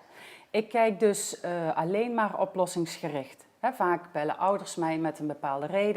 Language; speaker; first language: Dutch; native; Dutch